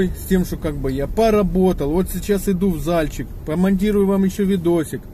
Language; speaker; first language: Russian; native; Russian